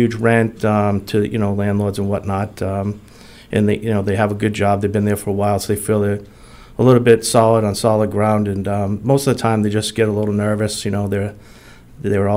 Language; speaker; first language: English; native; English